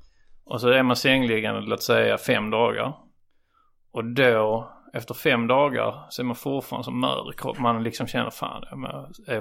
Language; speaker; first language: Swedish; native; Swedish